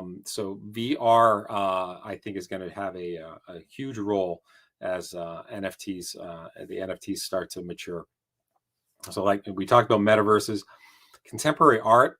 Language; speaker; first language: English; native; English